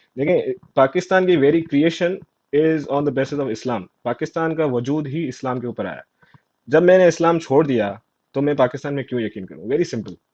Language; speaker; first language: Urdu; non-native, local second language; Sindhi